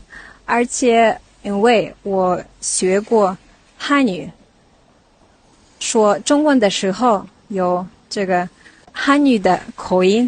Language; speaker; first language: Chinese; non-native, learner; Yakut